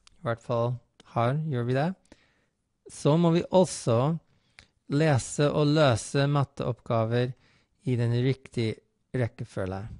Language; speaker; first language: Norwegian; non-native, fluent; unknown